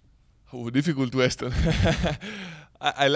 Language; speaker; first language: English; non-native, learner; Italian